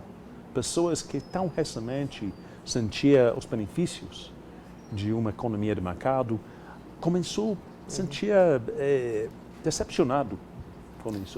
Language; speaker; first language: Portuguese; non-native, fluent; English